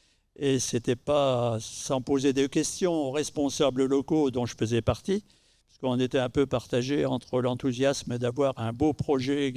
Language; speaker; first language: French; native; French